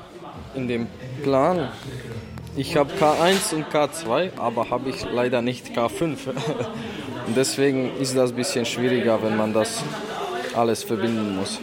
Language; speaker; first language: German; non-native, learner; Bosnian